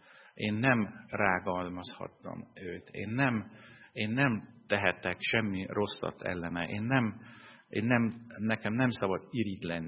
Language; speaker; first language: Hungarian; non-native, fluent; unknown